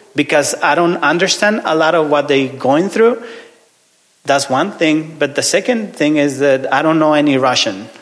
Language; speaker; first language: English; non-native, fluent; Spanish